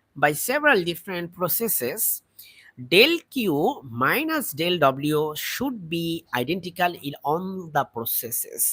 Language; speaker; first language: English; non-native, local second language; Bangla